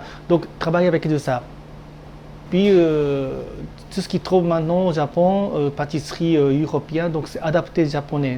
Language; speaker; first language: French; non-native, learner; Japanese